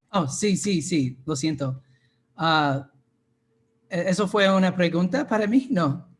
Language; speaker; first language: Spanish; non-native, fluent; English